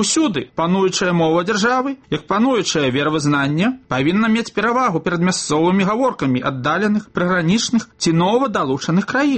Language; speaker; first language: Belarusian; native; Belarusian